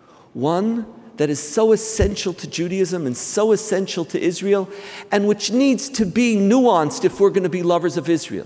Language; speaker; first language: English; native; English